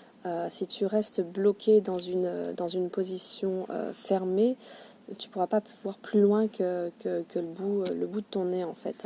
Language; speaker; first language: French; native; French